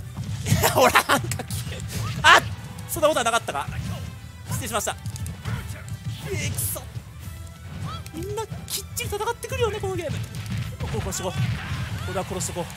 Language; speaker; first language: Japanese; native; Japanese